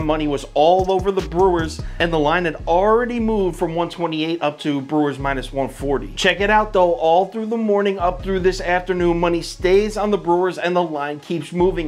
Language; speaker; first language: English; native; English